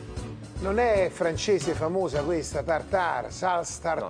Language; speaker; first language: Italian; native; Italian